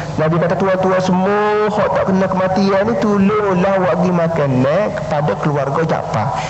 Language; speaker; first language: Malay; native; Malay